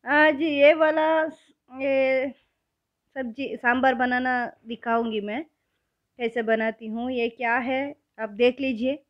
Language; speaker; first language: Hindi; non-native, local second language; Kannada